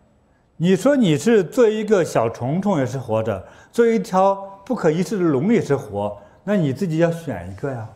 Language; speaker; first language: Chinese; native; Chinese